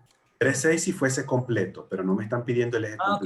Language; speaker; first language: Spanish; native; Spanish